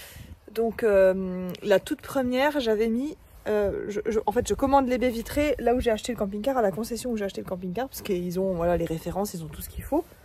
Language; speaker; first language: French; native; French